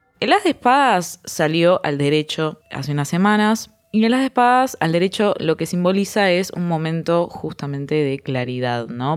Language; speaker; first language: Spanish; native; Spanish